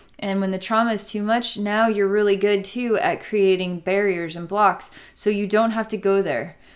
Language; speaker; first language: English; native; English